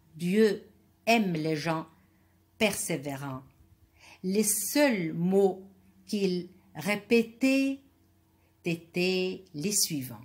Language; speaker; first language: French; non-native, local second language; Arabic